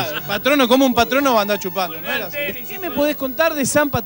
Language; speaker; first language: Spanish; native; Spanish